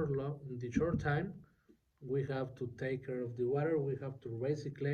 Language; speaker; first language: English; non-native, learner; Spanish